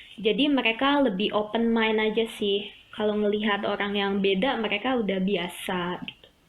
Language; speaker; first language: Indonesian; native; Indonesian